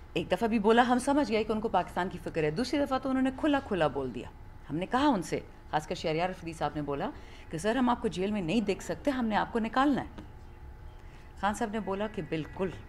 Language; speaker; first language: Urdu; non-native, local second language; Pashto